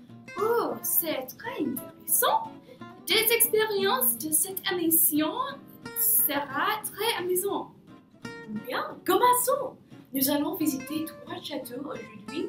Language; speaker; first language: French; non-native, learner; English